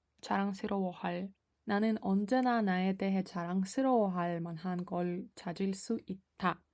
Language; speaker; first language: Korean; non-native, fluent; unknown